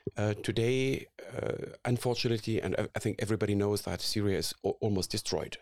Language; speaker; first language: English; non-native, fluent; Arabic